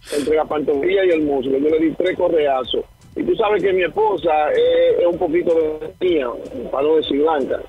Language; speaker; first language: Spanish; native; Spanish